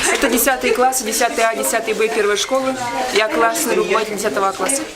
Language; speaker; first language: Russian; native; Russian